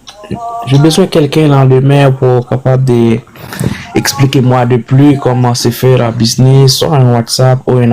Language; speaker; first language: French; non-native, learner; Haitian Creole